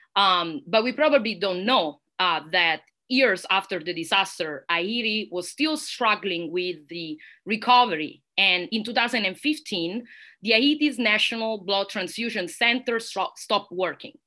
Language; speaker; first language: English; non-native, fluent; Italian